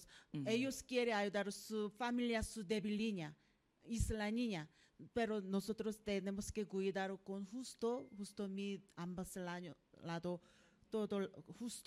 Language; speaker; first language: Spanish; non-native, learner; Korean